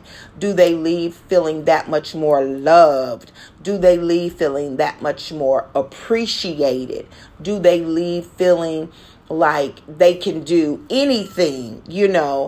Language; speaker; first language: English; native; English